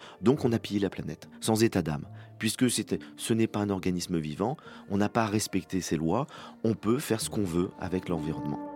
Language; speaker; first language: French; native; French